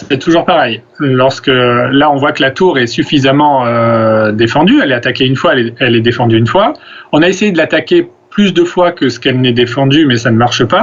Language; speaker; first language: French; native; French